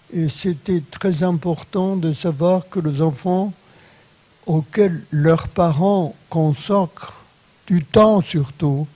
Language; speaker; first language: French; non-native, fluent; Polish